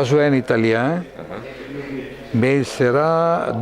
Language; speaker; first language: French; non-native, fluent; Greek